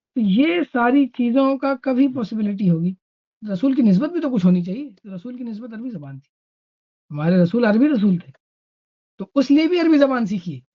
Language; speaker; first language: Urdu; native; Urdu